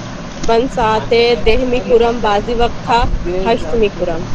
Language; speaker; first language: Persian; non-native, learner; Urdu